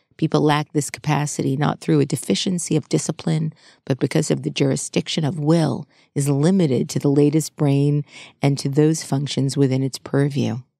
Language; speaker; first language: English; native; English